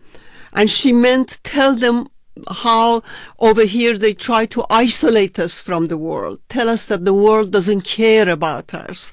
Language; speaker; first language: English; non-native, fluent; Persian